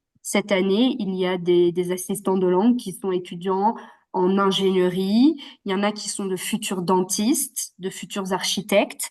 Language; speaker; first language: French; native; French